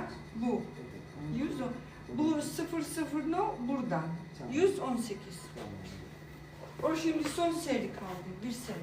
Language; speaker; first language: Turkish; non-native, fluent; Russian